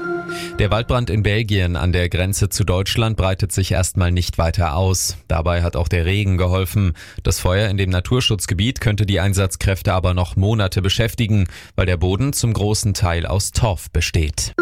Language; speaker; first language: German; native; German